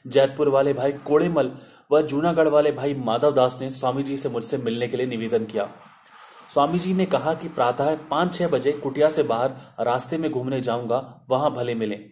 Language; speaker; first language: Hindi; non-native, local second language; Sindhi